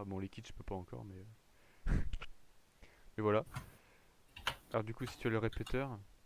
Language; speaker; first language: French; native; French